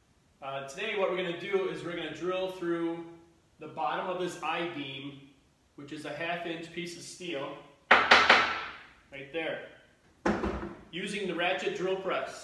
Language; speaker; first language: English; native; English